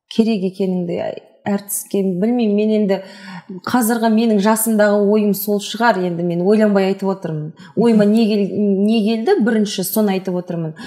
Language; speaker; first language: Kazakh; non-native, local second language; Russian